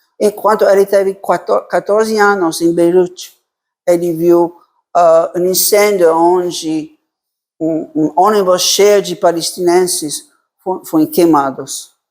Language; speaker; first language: Portuguese; non-native, fluent; Italian